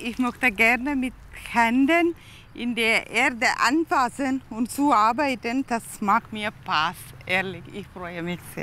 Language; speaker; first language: German; non-native, learner; Tamil